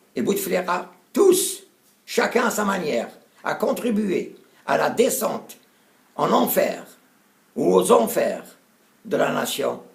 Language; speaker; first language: French; non-native, local second language; Arabic